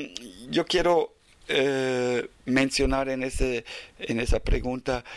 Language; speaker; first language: Spanish; non-native, fluent; German